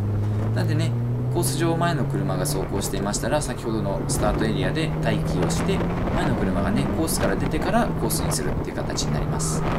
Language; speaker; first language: Japanese; native; Japanese